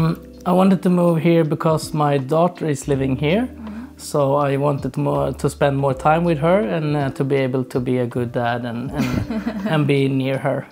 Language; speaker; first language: English; non-native, fluent; Swedish